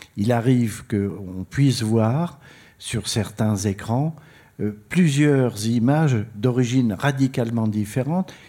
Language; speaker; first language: French; native; French